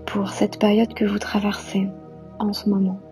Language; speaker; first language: French; native; French